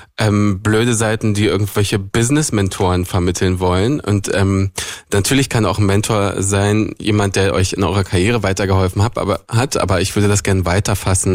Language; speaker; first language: German; native; German